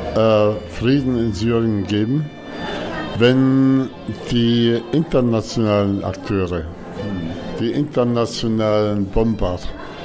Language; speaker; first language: German; non-native, fluent; Arabic